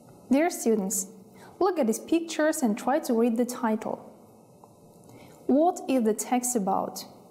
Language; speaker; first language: English; non-native, fluent; Kazakh